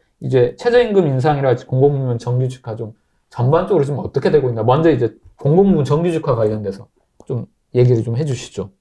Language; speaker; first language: Korean; native; Korean